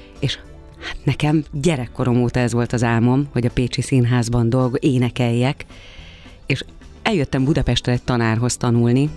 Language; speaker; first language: Hungarian; native; Hungarian